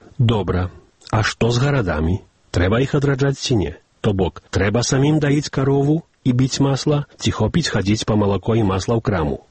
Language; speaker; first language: Belarusian; early bilingual, heritage; Belarusian